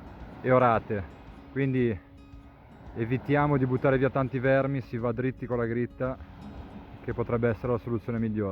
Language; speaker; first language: Italian; native; Italian